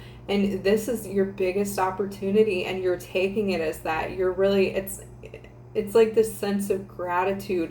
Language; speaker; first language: English; native; English